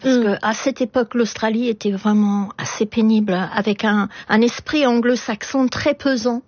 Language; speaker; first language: French; non-native, fluent; English